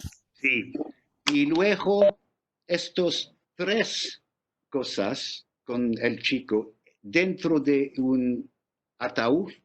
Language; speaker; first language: Spanish; non-native, fluent; English